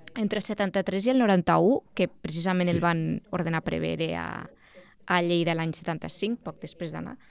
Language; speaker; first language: Catalan; native; Catalan